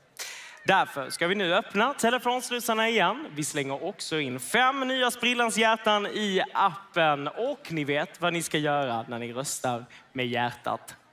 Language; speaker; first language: Swedish; native; Swedish